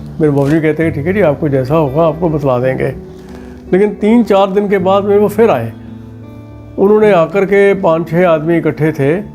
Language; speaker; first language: Hindi; non-native, local second language; Punjabi